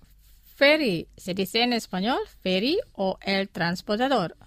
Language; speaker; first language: Spanish; non-native, fluent; Indonesian